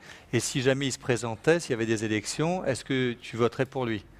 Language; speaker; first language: French; native; French